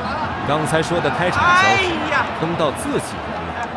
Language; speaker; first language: Chinese; native; Chinese